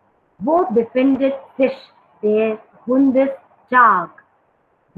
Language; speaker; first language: German; non-native, learner; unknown